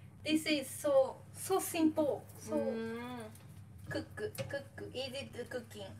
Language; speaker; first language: English; non-native, learner; Thai